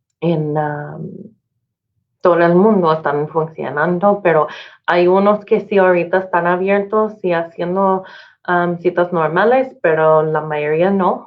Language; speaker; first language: Spanish; non-native, learner; English